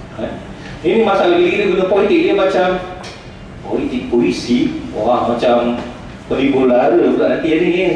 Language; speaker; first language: Malay; non-native, local second language; Central Dusun